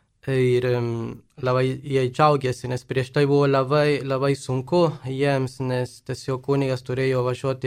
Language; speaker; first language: Lithuanian; non-native, fluent; Spanish